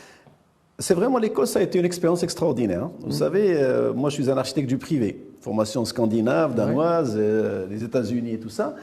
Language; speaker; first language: French; non-native, local second language; Arabic